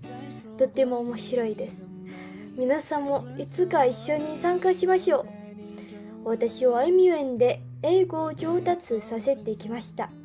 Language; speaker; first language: Japanese; non-native, learner; Indonesian